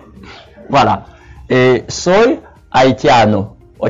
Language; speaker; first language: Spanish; non-native, learner; Haitian Creole